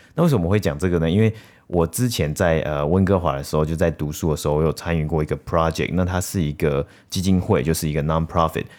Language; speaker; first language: Chinese; native; Chinese